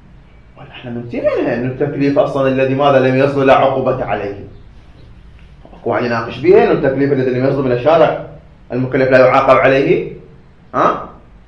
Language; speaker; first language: Arabic; native; Arabic